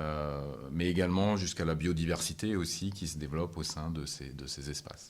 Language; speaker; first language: French; native; French